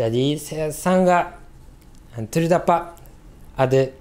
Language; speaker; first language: Indonesian; non-native, learner; Japanese